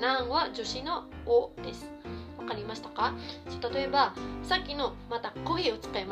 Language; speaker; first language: Japanese; non-native, fluent; Filipino